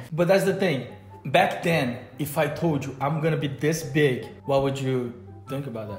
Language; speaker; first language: English; non-native, fluent; Portuguese